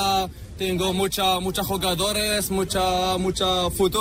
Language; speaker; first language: Spanish; non-native, learner; Arabic